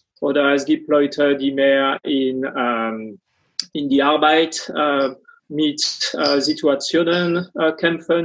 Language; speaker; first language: German; non-native, fluent; French